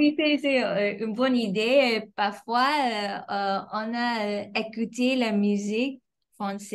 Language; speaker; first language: French; non-native, fluent; English